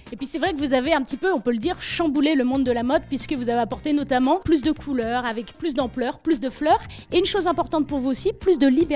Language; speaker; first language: French; native; French